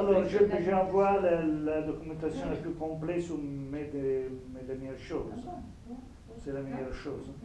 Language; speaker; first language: French; non-native, fluent; Italian